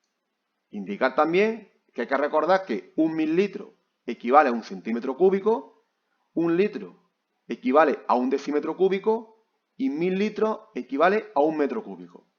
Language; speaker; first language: Spanish; native; Spanish